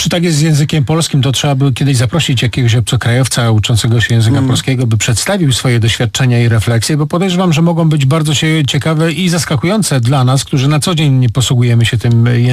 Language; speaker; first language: Polish; native; Polish